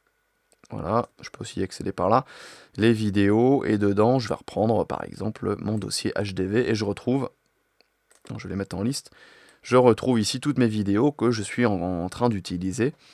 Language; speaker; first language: French; native; French